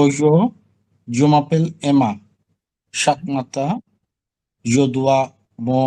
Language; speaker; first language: French; non-native, learner; Bangla